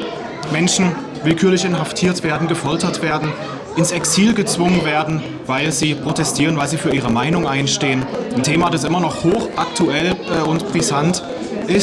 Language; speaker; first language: German; native; German